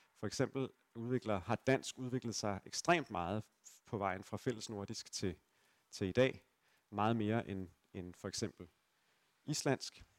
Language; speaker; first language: Danish; native; Danish